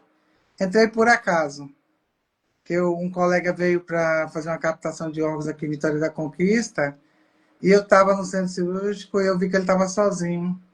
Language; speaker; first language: Portuguese; native; Portuguese